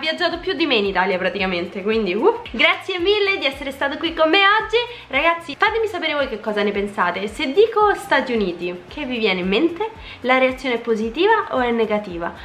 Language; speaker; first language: Italian; native; Italian